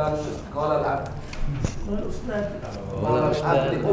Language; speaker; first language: Arabic; non-native, learner; Indonesian